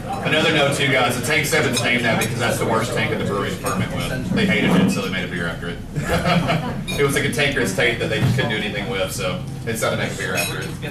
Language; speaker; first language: English; native; English